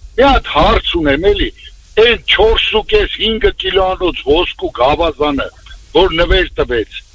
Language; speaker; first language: Armenian; native; Armenian